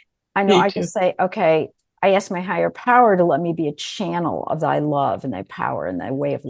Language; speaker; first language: English; native; English